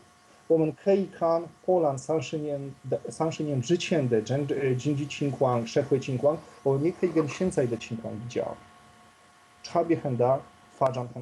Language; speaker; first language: Chinese; non-native, fluent; Polish